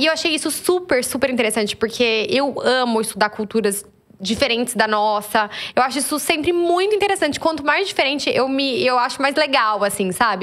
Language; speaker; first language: Portuguese; native; Portuguese